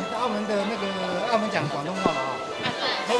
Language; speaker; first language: Chinese; native; Chinese